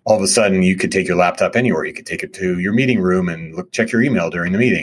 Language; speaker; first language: English; native; English